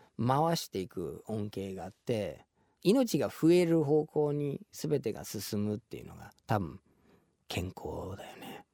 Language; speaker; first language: Japanese; non-native, fluent; English